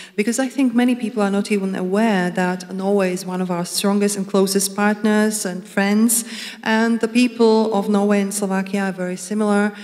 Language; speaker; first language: English; non-native, fluent; Slovak